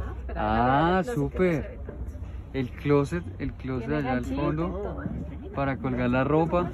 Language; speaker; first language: Spanish; native; Spanish